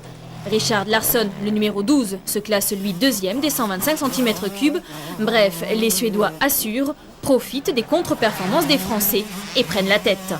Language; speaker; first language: French; native; French